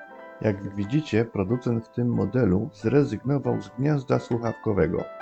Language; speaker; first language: Polish; native; Polish